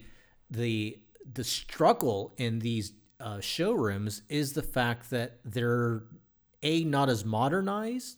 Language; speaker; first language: English; native; English